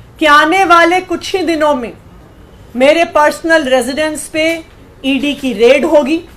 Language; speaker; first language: Hindi; native; Hindi